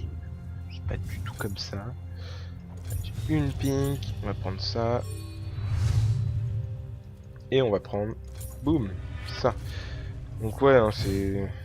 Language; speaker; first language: French; native; French